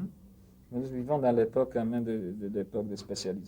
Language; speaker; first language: French; non-native, fluent; Polish